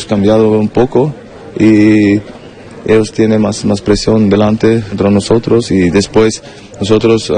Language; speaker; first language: Spanish; non-native, learner; German